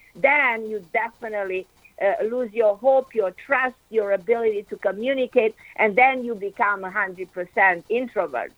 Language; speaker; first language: English; non-native, fluent; Romanian